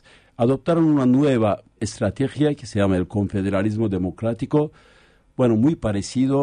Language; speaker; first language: Spanish; non-native, fluent; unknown